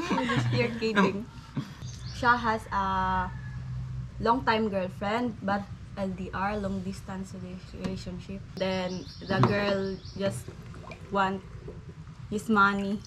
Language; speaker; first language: English; non-native, learner; Cebuano